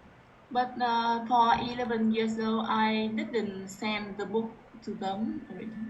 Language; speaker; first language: English; non-native, learner; Vietnamese